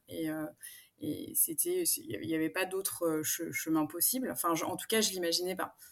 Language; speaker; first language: French; native; French